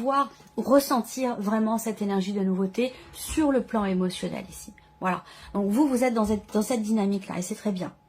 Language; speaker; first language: French; native; French